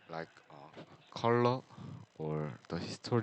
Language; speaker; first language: English; non-native, learner; Korean